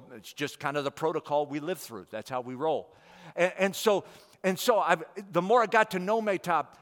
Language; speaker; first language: English; native; English